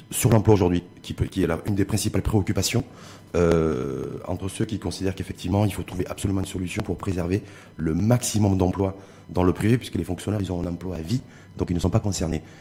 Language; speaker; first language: French; non-native, local second language; Arabic